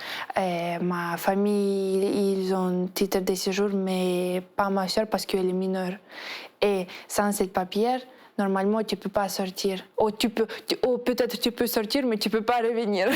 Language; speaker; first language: French; non-native, fluent; Ukrainian